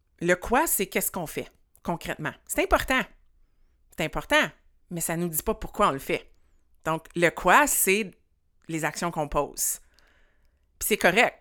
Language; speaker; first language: French; native; French